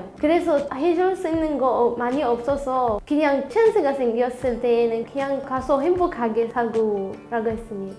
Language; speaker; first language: Korean; non-native, fluent; Arabic